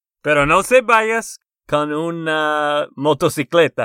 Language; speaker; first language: Spanish; non-native, fluent; English